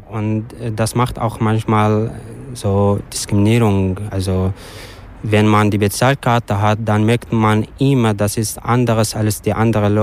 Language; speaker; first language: German; non-native, learner; Arabic